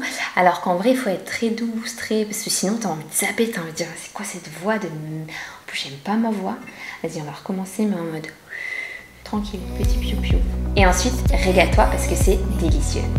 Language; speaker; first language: French; native; French